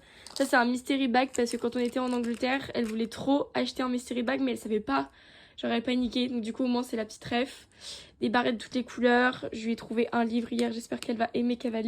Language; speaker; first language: French; native; French